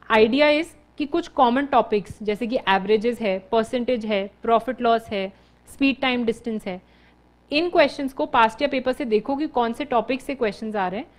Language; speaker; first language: Hindi; native; Hindi